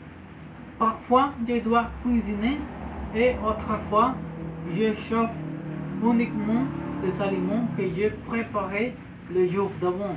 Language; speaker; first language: French; non-native, learner; Spanish